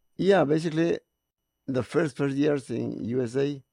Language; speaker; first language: English; non-native, learner; Spanish